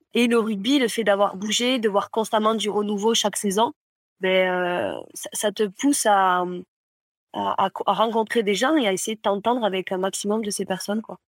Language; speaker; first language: French; native; French